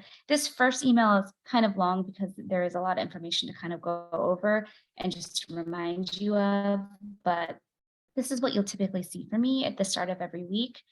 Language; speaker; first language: English; native; English